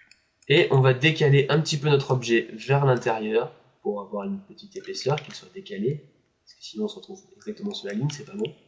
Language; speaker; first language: French; native; French